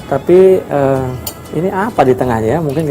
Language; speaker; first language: Indonesian; native; Indonesian